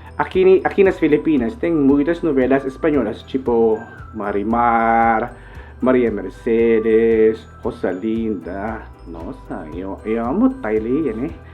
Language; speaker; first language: Portuguese; non-native, learner; Filipino